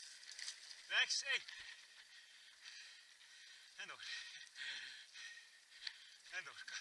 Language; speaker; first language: Dutch; native; Dutch